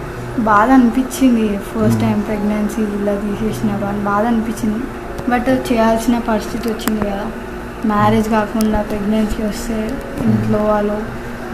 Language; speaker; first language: Telugu; native; Telugu